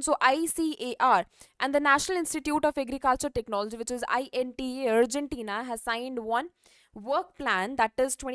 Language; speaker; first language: English; non-native, local second language; Hindi